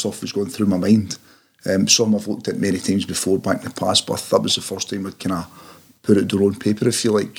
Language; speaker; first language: English; native; English